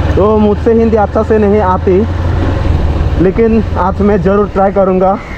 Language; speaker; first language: Hindi; non-native, learner; Chakma